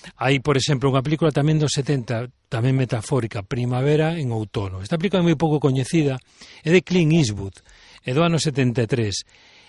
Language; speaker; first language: Galician; native; Galician